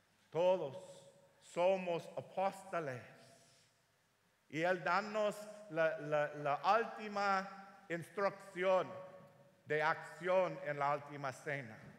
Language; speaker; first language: Spanish; non-native, learner; English